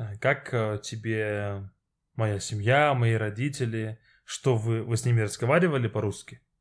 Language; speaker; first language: Russian; native; Russian